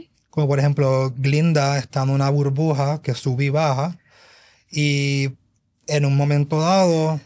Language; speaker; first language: Spanish; native; Spanish